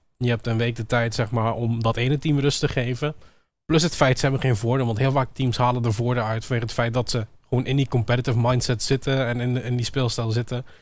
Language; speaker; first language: Dutch; native; Dutch